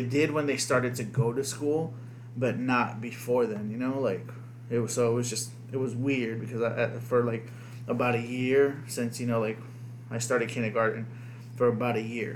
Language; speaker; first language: English; early bilingual, other home language; Spanish